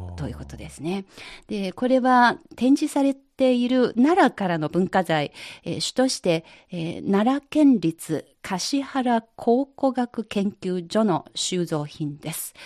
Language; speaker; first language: Japanese; non-native, fluent; Chinese